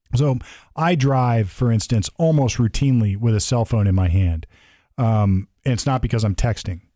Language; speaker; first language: English; native; English